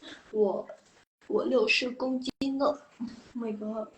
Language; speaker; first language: Chinese; non-native, fluent; Indonesian